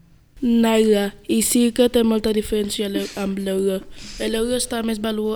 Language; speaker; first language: Catalan; early bilingual, other home language; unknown